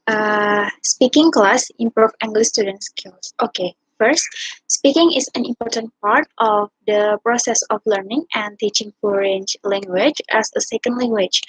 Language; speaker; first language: English; non-native, learner; Indonesian